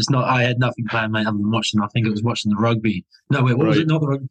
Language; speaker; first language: English; native; English